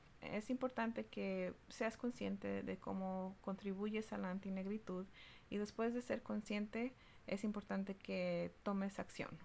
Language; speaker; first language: Spanish; early bilingual, heritage; Spanish